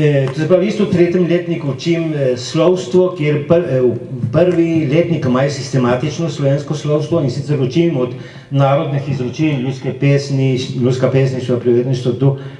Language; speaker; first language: Slovenian; early bilingual, heritage; Slovenian